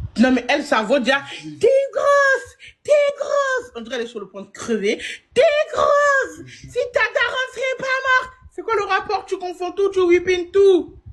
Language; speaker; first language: French; early bilingual, other home language; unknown